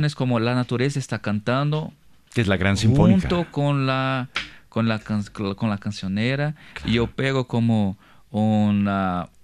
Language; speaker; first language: Spanish; non-native, learner; Portuguese